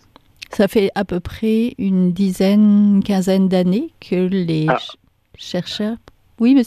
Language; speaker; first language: French; native; French